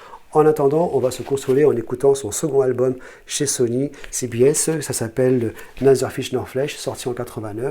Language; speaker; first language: French; native; French